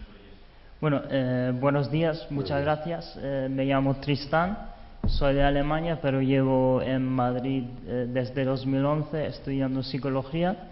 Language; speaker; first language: Spanish; non-native, fluent; German